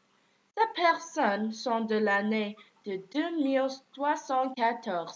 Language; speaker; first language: French; non-native, learner; English